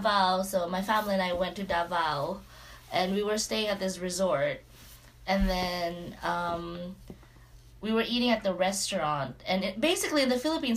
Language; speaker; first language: English; non-native, local second language; Cebuano